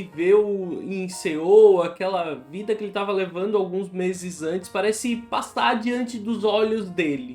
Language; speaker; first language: Portuguese; native; Portuguese